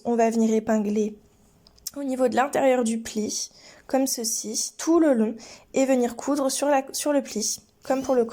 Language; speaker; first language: French; native; French